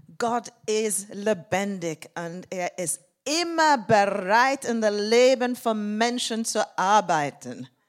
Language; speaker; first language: German; non-native, fluent; English